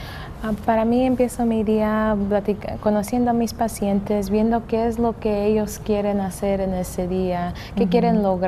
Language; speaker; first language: Spanish; early bilingual, heritage; English